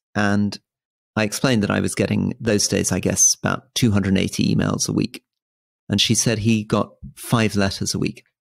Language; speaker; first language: English; native; English